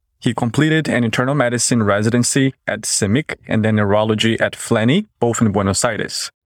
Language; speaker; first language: English; non-native, fluent; Portuguese